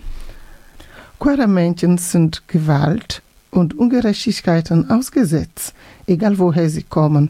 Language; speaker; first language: German; non-native, fluent; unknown